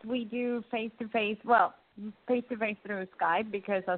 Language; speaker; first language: English; non-native, fluent; Spanish